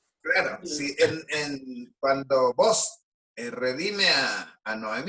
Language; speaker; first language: Spanish; native; Spanish